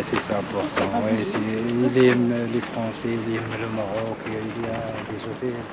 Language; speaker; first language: French; non-native, learner; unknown